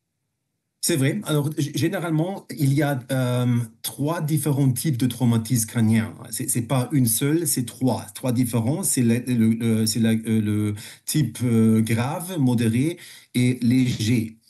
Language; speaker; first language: French; non-native, fluent; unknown